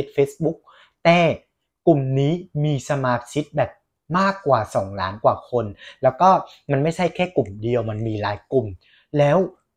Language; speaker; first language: Thai; non-native, fluent; Vietnamese